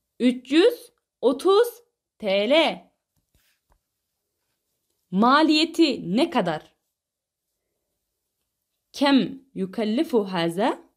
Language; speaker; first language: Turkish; non-native, fluent; Arabic